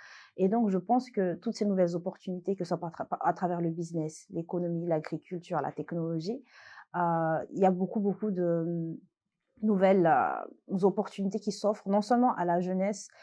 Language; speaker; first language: French; non-native, local second language; Malagasy